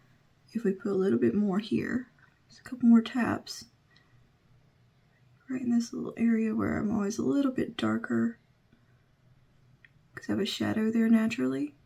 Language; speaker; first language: English; native; English